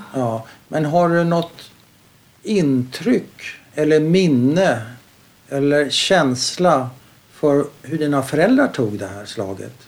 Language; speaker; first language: Swedish; native; Swedish